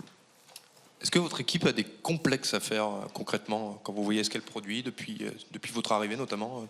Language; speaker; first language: French; native; French